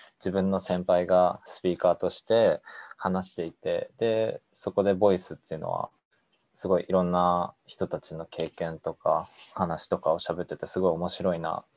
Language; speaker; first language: Japanese; native; Japanese